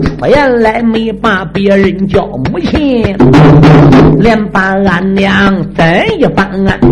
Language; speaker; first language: Chinese; native; Chinese